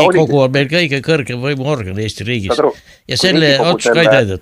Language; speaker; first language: Estonian; native; Estonian